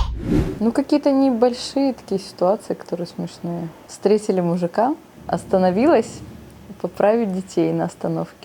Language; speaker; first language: Russian; native; Russian